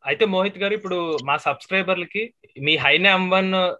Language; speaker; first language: Telugu; native; Telugu